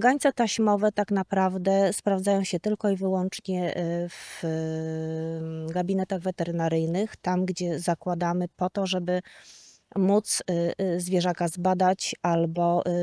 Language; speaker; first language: Polish; native; Polish